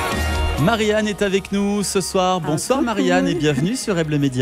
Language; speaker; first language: French; native; French